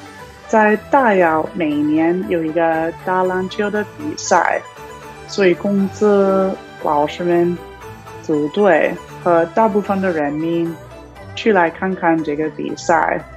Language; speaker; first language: Chinese; non-native, learner; English